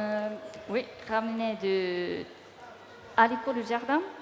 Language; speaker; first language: French; non-native, learner; Japanese